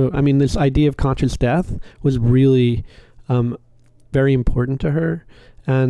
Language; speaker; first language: English; native; English